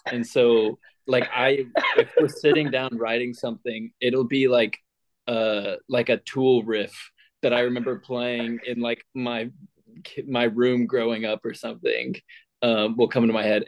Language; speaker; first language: English; native; English